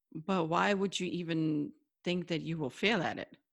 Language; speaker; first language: English; non-native, local second language; Hindi